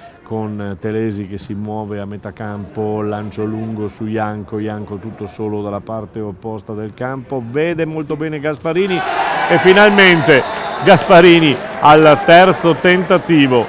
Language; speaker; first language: Italian; native; Italian